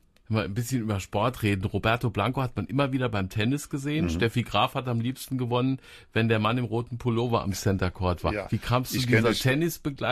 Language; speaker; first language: German; native; German